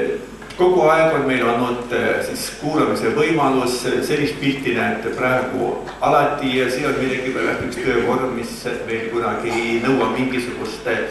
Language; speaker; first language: Estonian; native; Estonian